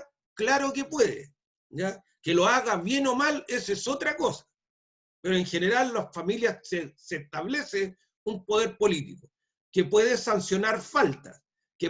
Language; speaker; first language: Spanish; native; Spanish